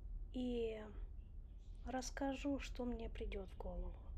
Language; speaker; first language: Russian; non-native, local second language; Romanian